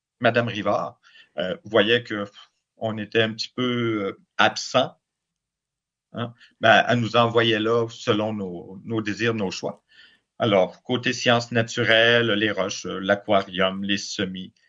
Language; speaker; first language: French; native; French